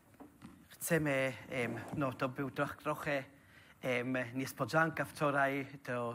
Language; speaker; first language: Polish; non-native, learner; German